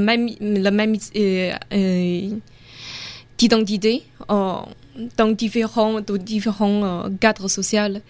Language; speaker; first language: French; non-native, fluent; Chinese